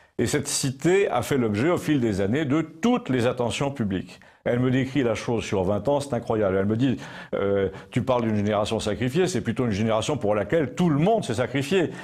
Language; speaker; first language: French; native; French